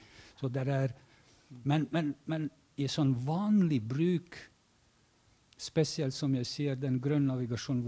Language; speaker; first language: Norwegian; non-native, fluent; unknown